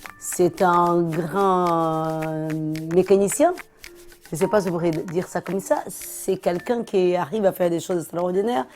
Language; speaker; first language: French; non-native, fluent; Portuguese